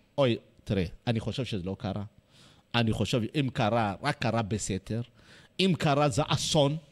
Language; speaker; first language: Hebrew; non-native, fluent; Amharic